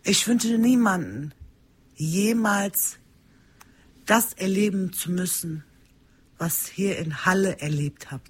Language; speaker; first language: German; early bilingual, other home language; Turkish